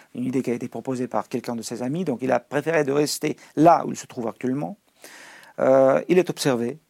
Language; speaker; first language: French; non-native, fluent; Russian